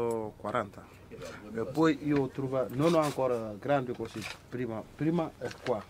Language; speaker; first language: Italian; non-native, learner; Wolof